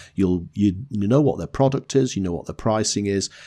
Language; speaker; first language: English; native; English